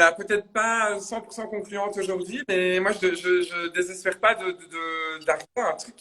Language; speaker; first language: French; native; French